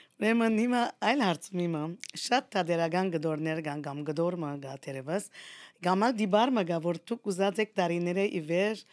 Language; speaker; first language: Armenian; early bilingual, heritage; Armenian